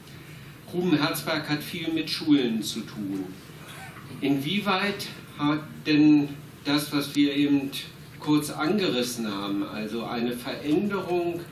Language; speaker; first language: German; native; German